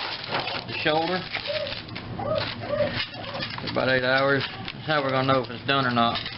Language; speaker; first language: English; native; English